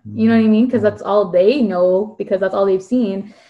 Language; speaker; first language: English; early bilingual, other home language; Chinese